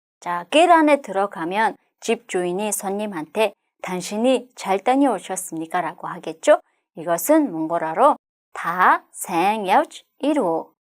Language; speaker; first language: Korean; non-native, fluent; Mongolian